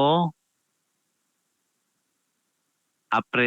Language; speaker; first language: Spanish; non-native, fluent; Filipino